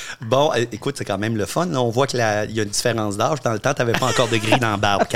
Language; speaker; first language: French; native; French